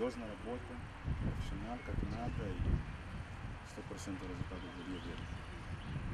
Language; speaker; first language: Russian; non-native, learner; Portuguese